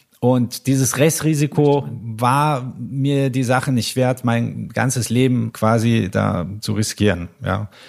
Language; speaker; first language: German; early bilingual, other home language; Persian